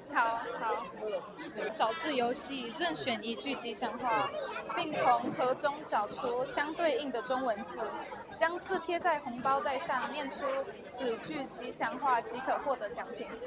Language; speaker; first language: Chinese; early bilingual, heritage; Chinese